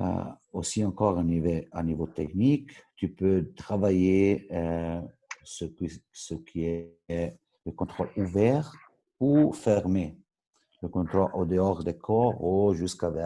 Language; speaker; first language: French; non-native, local second language; Italian